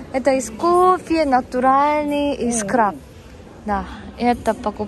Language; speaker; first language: Russian; non-native, learner; Korean